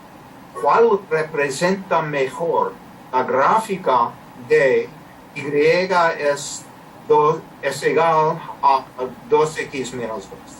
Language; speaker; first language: Spanish; non-native, learner; English